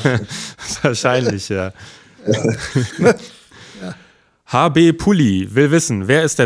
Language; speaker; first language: German; native; German